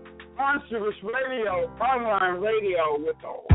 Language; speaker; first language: English; native; English